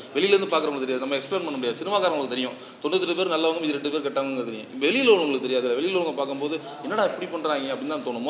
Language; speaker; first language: Tamil; native; Tamil